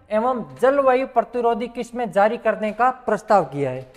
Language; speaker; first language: Hindi; native; Hindi